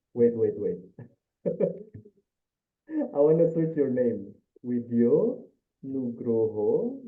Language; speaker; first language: English; non-native, fluent; Indonesian